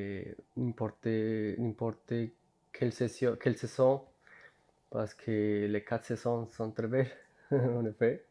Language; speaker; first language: French; non-native, learner; Spanish